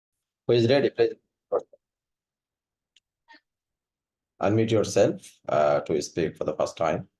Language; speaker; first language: English; non-native, fluent; Bangla